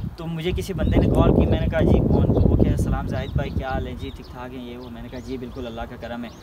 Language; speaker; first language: Urdu; non-native, local second language; Balti